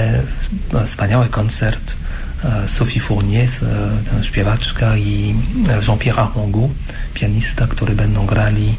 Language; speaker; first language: Polish; non-native, fluent; French